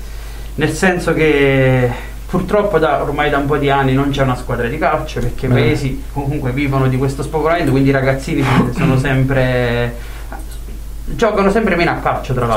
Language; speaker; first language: Italian; native; Italian